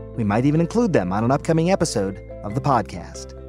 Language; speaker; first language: English; non-native, fluent; Persian